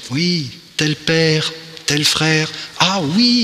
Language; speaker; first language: French; native; French